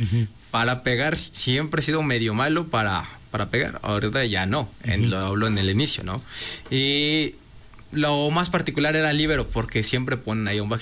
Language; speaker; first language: Spanish; native; Spanish